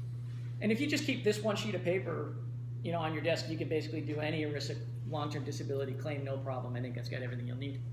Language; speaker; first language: English; native; English